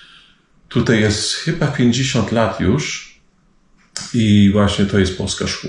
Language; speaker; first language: Polish; early bilingual, heritage; Polish